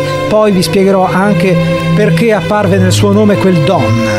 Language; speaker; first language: Italian; native; Italian